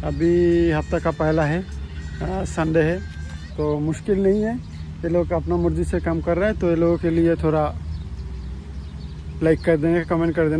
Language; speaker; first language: Hindi; non-native, learner; Bangla